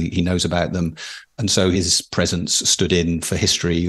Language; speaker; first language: English; native; English